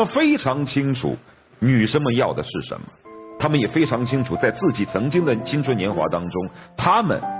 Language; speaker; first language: Chinese; native; Chinese